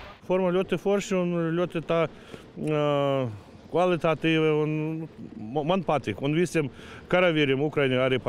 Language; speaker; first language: Latvian; non-native, learner; Ukrainian